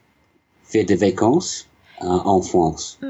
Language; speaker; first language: French; non-native, learner; English